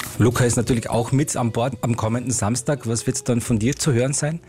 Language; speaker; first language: German; native; German